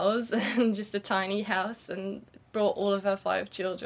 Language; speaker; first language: English; non-native, fluent; German